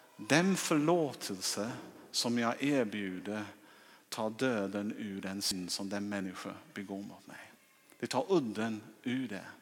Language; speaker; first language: Swedish; non-native, fluent; English